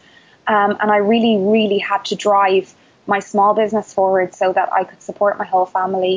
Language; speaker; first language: English; native; English